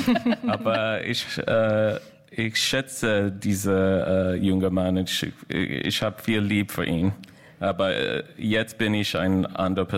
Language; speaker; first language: German; non-native, fluent; English